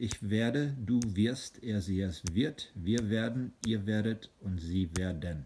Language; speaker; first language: German; non-native, fluent; English